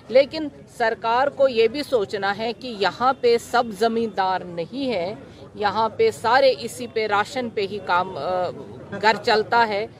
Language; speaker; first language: Urdu; non-native, local second language; Kashmiri